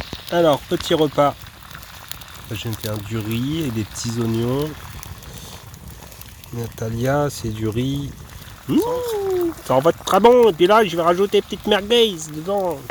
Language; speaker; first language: French; native; French